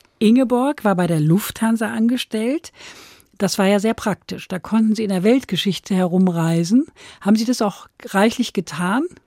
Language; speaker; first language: German; native; German